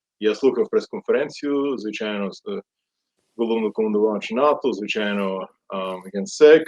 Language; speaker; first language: Ukrainian; non-native, fluent; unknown